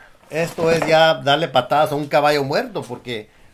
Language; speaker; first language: Spanish; early bilingual, other home language; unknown